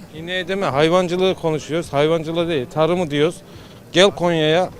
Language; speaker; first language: Turkish; native; Turkish